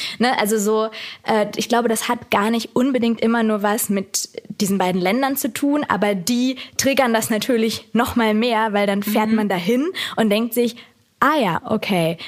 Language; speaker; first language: German; native; German